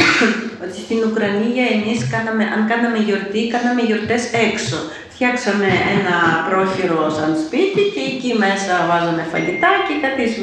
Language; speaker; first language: Greek; non-native, fluent; Ukrainian